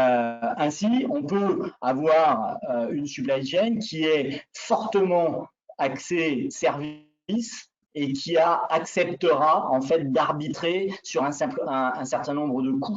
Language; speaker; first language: French; native; French